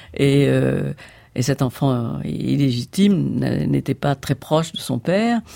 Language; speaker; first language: French; native; French